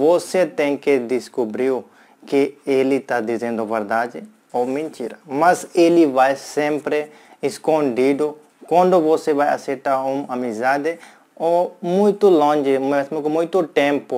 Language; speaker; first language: Portuguese; non-native, learner; Hindi